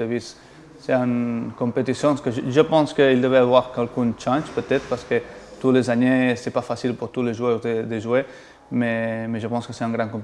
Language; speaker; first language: French; non-native, fluent; Spanish